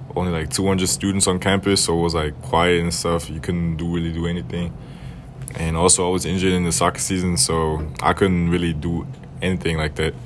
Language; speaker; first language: English; non-native, fluent; German